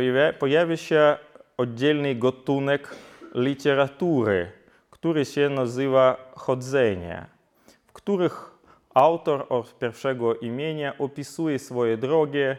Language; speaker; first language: Polish; non-native, fluent; Ukrainian